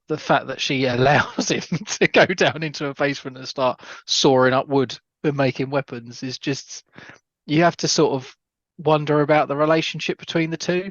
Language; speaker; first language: English; native; English